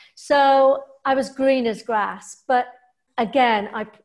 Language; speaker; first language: English; native; English